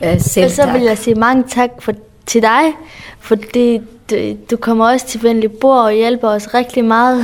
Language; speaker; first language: Danish; early bilingual, other home language; Kurdish